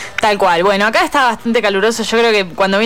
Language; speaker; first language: Spanish; native; Spanish